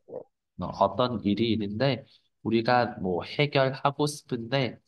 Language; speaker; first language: Korean; non-native, fluent; Vietnamese